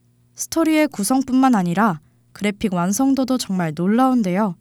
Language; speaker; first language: Korean; native; Korean